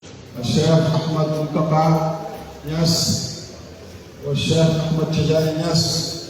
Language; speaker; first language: Arabic; non-native, fluent; Wolof